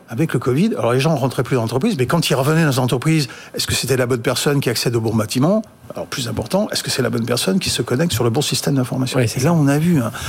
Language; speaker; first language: French; native; French